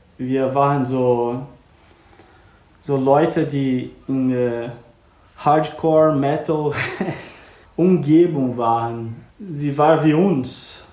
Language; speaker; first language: German; non-native, learner; Portuguese